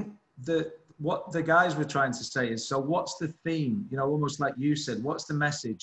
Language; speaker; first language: English; native; English